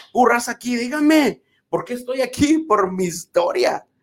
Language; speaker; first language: Spanish; early bilingual, other home language; English